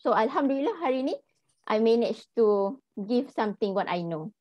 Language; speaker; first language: English; non-native, local second language; Malay